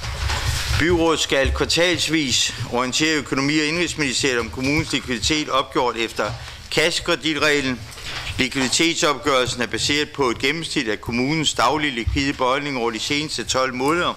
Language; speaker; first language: Danish; native; Danish